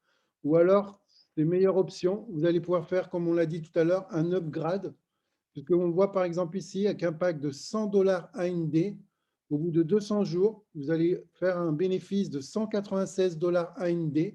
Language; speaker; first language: French; native; French